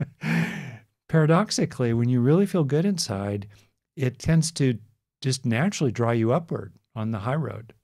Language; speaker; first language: English; native; English